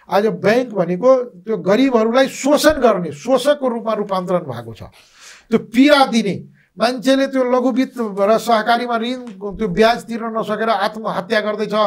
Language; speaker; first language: Nepali; non-native, local second language; Maithili